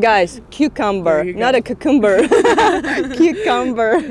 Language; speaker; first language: English; non-native, learner; Russian